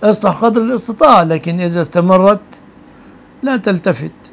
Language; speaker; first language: Arabic; native; Arabic